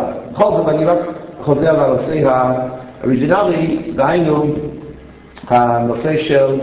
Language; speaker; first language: Hebrew; non-native, fluent; English